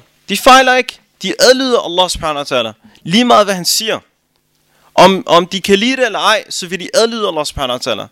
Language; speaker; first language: Danish; early bilingual, other home language; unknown